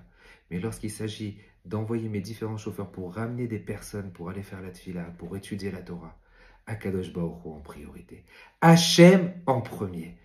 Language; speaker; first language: French; native; French